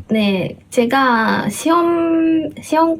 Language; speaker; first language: Korean; non-native, fluent; Japanese